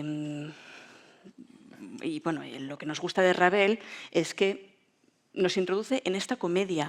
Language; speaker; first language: Spanish; native; Spanish